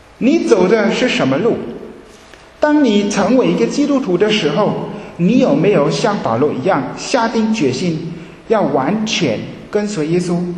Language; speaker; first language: Chinese; early bilingual, heritage; Chinese